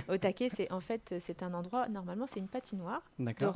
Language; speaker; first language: French; native; French